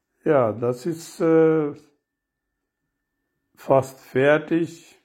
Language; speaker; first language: German; non-native, learner; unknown